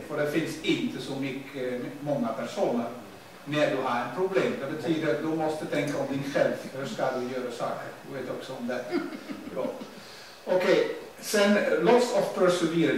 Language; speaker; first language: Swedish; non-native, learner; Dutch